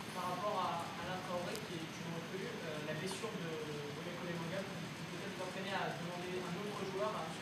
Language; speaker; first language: French; native; French